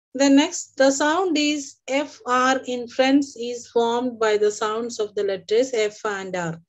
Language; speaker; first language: English; non-native, local second language; Malayalam